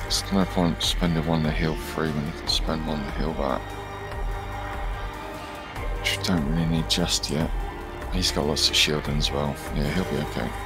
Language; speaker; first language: English; native; English